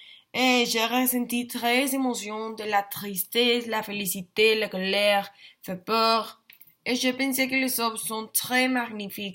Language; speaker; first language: French; non-native, learner; Spanish